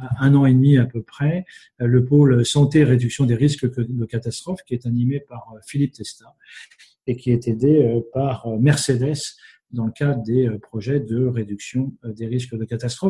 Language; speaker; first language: French; native; French